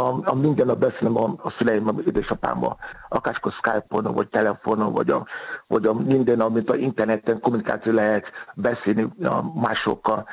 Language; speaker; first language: Hungarian; non-native, fluent; Yoruba